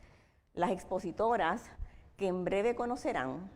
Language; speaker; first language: Spanish; native; Spanish